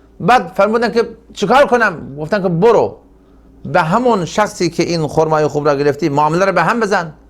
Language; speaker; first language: Persian; non-native, local second language; Turkmen